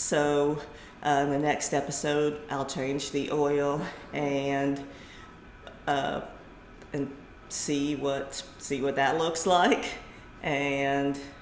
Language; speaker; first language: English; native; English